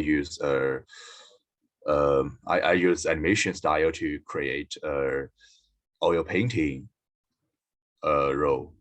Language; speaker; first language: English; non-native, learner; Chinese